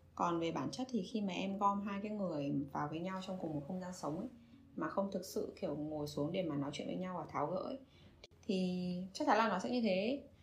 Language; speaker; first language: Vietnamese; native; Vietnamese